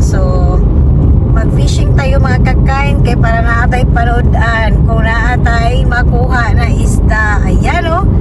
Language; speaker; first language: Filipino; non-native, local second language; Cebuano